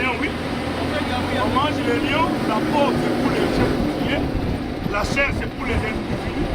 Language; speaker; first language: French; non-native, local second language; Lingala